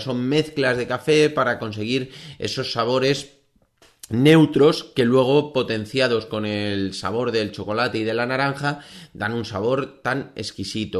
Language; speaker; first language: Spanish; native; Spanish